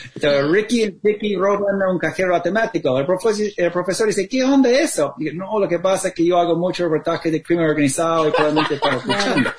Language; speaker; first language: Spanish; non-native, fluent; English